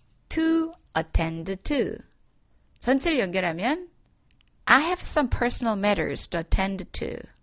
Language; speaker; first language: English; non-native, fluent; Korean